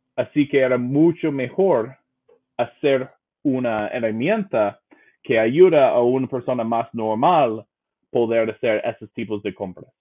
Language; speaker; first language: Spanish; non-native, fluent; English